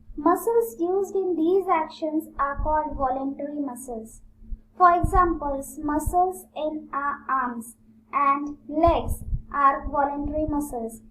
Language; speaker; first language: English; non-native, local second language; Marathi